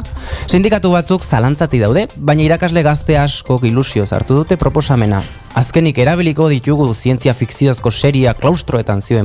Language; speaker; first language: Basque; native; Basque